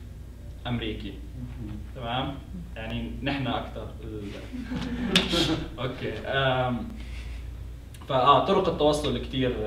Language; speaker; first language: Arabic; native; Arabic